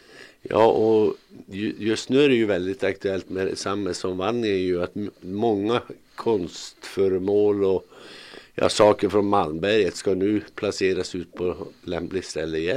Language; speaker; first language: Swedish; native; Swedish